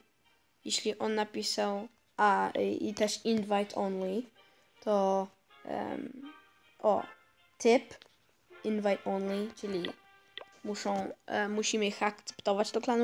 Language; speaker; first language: Polish; early bilingual, heritage; Polish